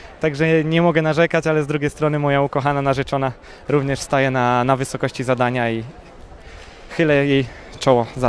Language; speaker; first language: Polish; native; Polish